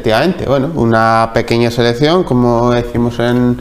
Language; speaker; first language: Spanish; native; Spanish